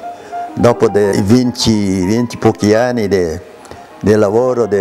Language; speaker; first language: Italian; early bilingual, heritage; Italian